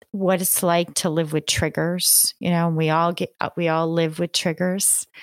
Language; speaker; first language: English; native; English